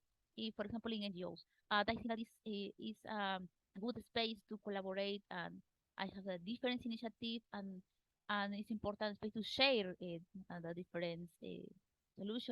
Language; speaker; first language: English; non-native, learner; Spanish